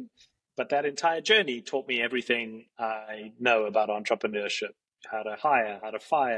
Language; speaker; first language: English; native; English